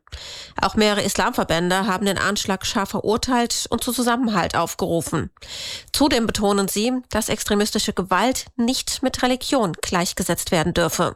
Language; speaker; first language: German; native; German